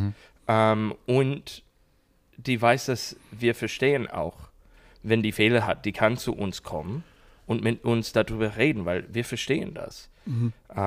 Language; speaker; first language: German; non-native, learner; English